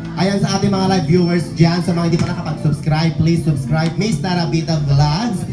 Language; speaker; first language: Filipino; non-native, local second language; Iloko